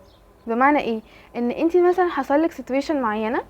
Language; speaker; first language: Arabic; native; Arabic